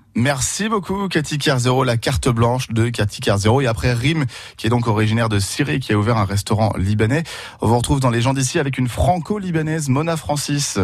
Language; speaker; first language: French; native; French